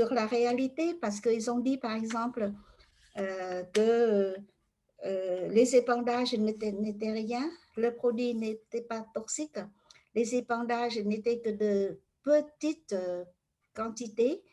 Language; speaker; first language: French; non-native, fluent; Vietnamese